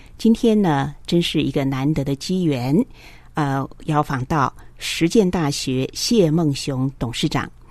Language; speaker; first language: Chinese; native; Chinese